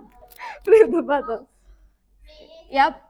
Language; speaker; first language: English; non-native, fluent; Indonesian